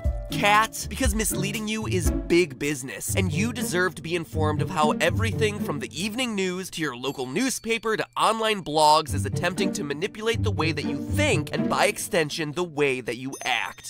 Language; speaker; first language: English; native; English